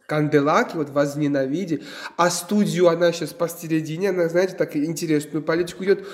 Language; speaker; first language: Russian; non-native, local second language; Georgian